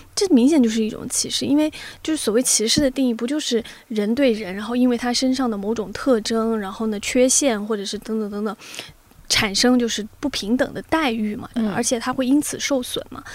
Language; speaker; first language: Chinese; native; Chinese